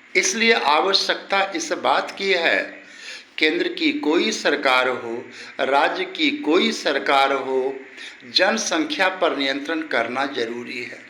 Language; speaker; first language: Hindi; native; Hindi